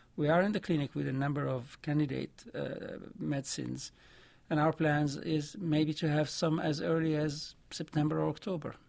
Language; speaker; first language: English; non-native, fluent; French